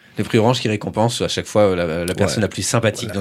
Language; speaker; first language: French; native; French